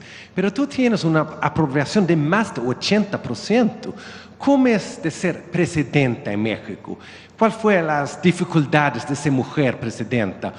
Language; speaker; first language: Spanish; non-native, learner; Swedish